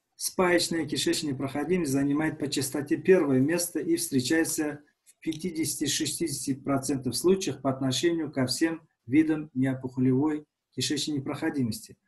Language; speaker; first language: Russian; non-native, local second language; Uzbek